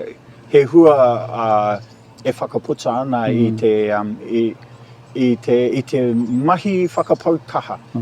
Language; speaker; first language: Māori; non-native, local second language; English